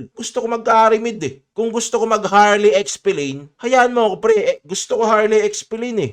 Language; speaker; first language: Filipino; native; Filipino